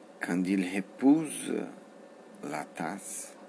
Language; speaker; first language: French; non-native, learner; Portuguese